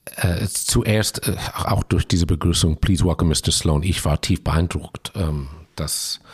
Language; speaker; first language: German; non-native, fluent; English